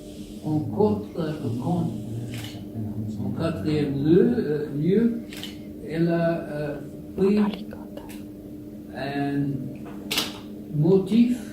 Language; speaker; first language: French; non-native, fluent; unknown